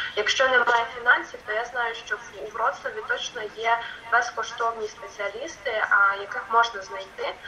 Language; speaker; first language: Ukrainian; non-native, local second language; Russian